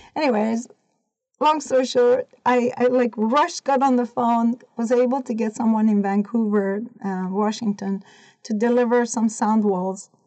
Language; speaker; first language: English; non-native, fluent; Persian